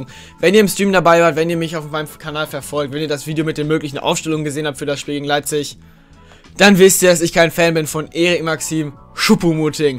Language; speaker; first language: German; native; German